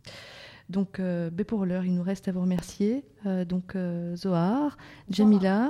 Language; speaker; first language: French; native; French